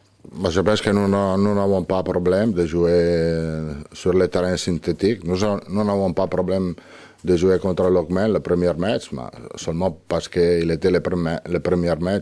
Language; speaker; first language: French; non-native, learner; Italian